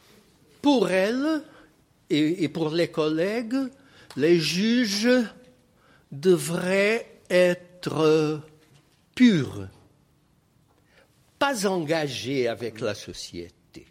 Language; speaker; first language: French; non-native, fluent; Portuguese